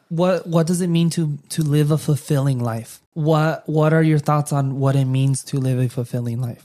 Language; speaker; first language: English; early bilingual, other home language; Spanish